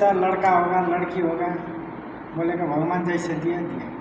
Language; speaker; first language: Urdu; non-native, learner; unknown